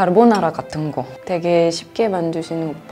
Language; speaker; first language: Korean; non-native, fluent; French